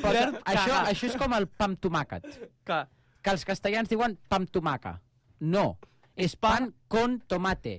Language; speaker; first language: Catalan; native; Catalan